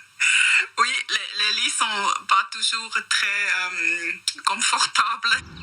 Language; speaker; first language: French; non-native, learner; German